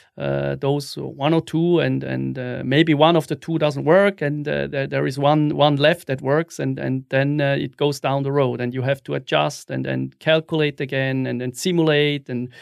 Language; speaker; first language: English; non-native, fluent; German